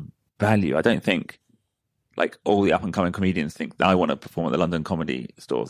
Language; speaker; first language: English; native; English